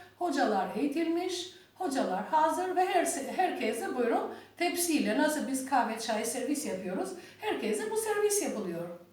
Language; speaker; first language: Turkish; non-native, learner; Albanian